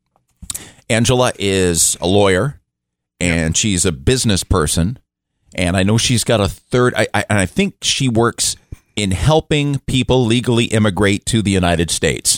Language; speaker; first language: English; native; English